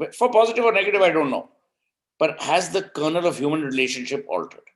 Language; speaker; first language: English; non-native, local second language; Hindi